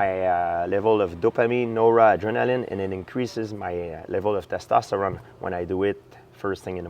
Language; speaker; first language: English; non-native, fluent; French